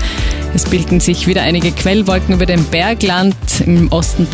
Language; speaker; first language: German; native; German